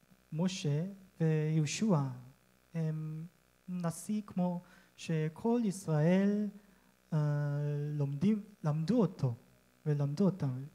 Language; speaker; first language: Hebrew; non-native, learner; Korean